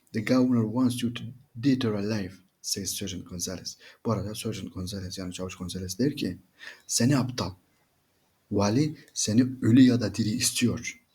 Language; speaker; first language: Turkish; native; Turkish